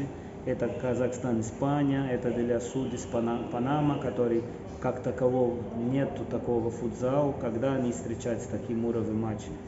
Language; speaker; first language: Russian; non-native, fluent; Portuguese